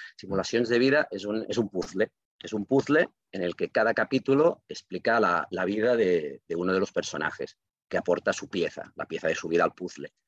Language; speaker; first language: Spanish; non-native, local second language; Catalan